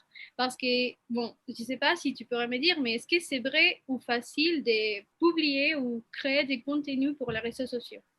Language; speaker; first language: French; non-native, fluent; Spanish